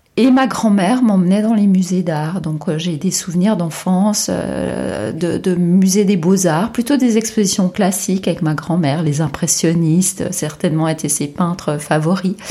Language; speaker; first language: French; native; French